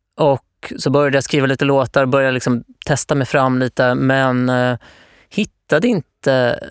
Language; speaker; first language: Swedish; native; Swedish